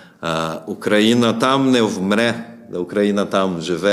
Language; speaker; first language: Ukrainian; early bilingual, heritage; Portuguese